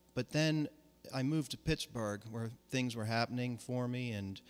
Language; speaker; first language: English; native; English